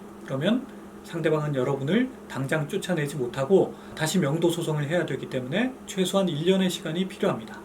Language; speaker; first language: Korean; native; Korean